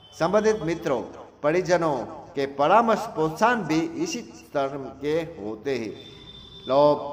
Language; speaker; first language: Hindi; non-native, local second language; Gujarati